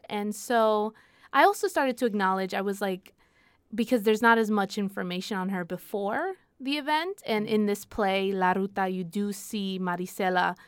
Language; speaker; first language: English; non-native, fluent; Spanish